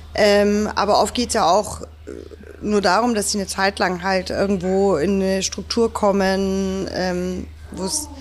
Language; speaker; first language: German; native; German